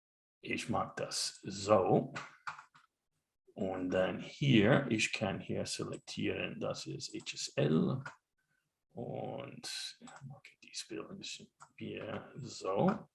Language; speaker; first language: German; non-native, learner; English